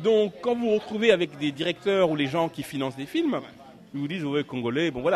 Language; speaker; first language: French; non-native, local second language; Lingala